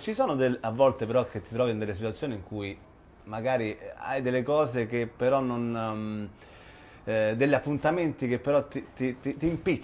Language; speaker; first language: Italian; native; Italian